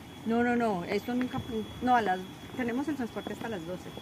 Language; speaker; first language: Spanish; native; Spanish